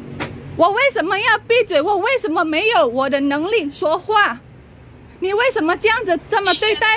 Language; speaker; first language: Chinese; non-native, fluent; Indonesian